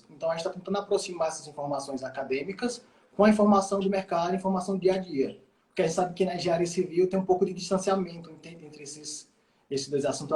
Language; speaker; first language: Portuguese; native; Portuguese